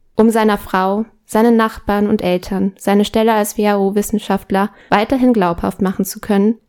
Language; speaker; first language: German; non-native, fluent; Spanish